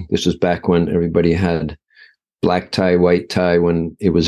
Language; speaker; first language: English; native; English